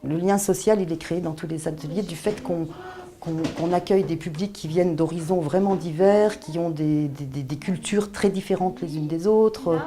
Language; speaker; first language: French; native; French